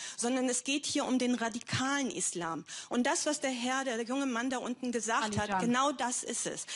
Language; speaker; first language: German; non-native, fluent; Greek